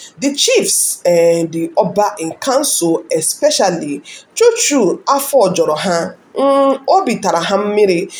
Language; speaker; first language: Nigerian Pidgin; non-native, local second language; Igbo